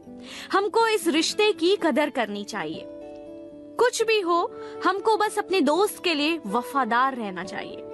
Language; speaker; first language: Hindi; native; Hindi